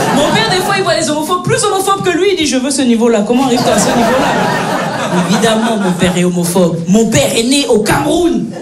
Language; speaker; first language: French; native; French